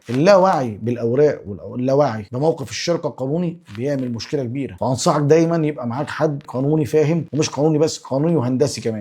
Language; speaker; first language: Arabic; native; Arabic